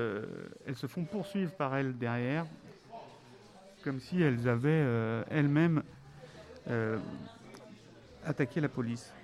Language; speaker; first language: French; native; French